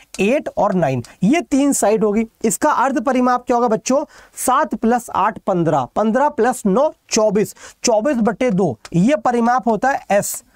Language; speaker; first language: Hindi; native; Hindi